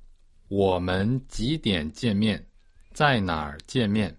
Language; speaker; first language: Chinese; non-native, learner; Portuguese